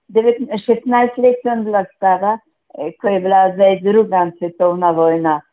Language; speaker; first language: Slovenian; native; Slovenian